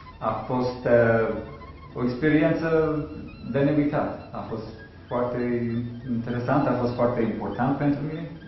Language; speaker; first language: Romanian; non-native, fluent; English